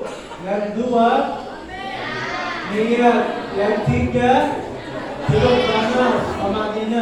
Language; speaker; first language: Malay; non-native, learner; Arabic